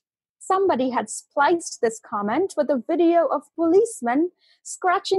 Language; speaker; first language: English; non-native, local second language; Bangla